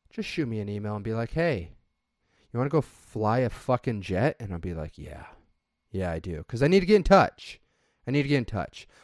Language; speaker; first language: English; native; English